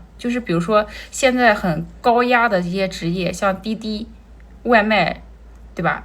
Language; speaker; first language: Chinese; native; Chinese